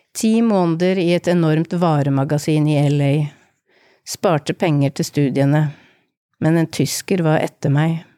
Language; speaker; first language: Norwegian; native; Norwegian